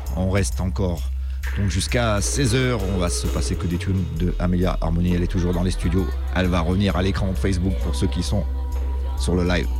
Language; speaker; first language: French; native; French